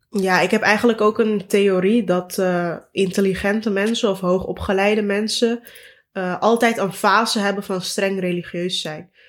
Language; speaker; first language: Dutch; early bilingual, other home language; Turkish